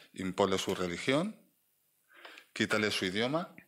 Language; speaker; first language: Spanish; native; Spanish